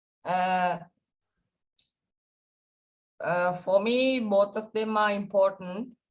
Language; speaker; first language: English; non-native, learner; Sinhala